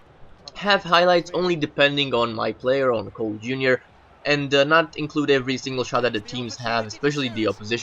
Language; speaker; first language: English; native; English